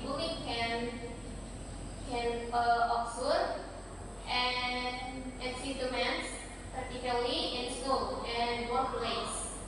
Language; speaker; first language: English; non-native, learner; Indonesian